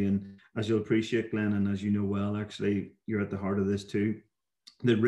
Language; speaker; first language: English; native; English